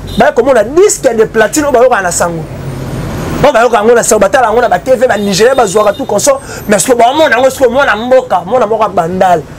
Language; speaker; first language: Lingala; native; Lingala